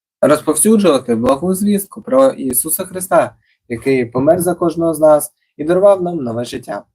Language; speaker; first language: Ukrainian; non-native, local second language; Russian